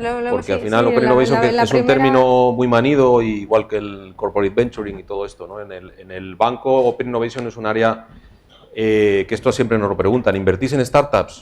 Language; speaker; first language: Spanish; native; Spanish